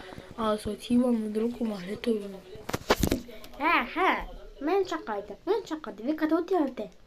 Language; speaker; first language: Bulgarian; early bilingual, heritage; Bulgarian